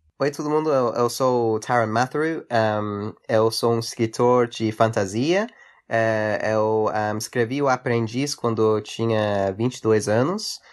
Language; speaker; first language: Portuguese; early bilingual, heritage; English